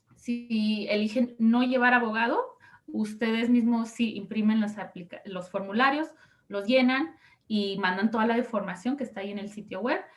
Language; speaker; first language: Spanish; early bilingual, other home language; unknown